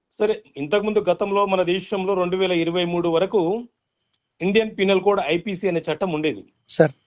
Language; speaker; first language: Telugu; native; Telugu